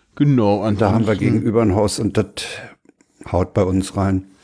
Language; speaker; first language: German; native; German